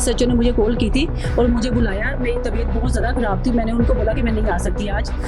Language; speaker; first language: Urdu; native; Urdu